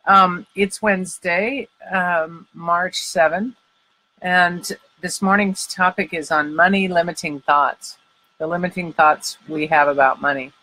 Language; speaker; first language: English; native; English